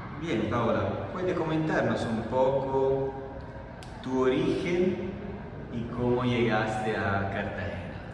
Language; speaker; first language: Spanish; non-native, fluent; Italian